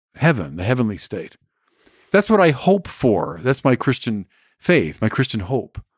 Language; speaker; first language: English; native; English